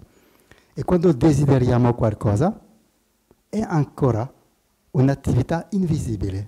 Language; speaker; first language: Italian; non-native, fluent; French